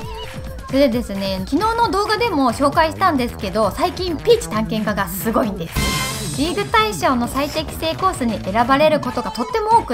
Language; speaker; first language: Japanese; native; Japanese